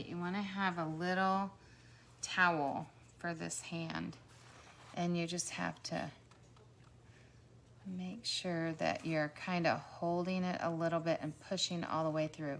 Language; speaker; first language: English; native; English